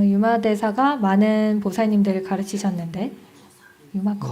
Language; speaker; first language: Korean; native; Korean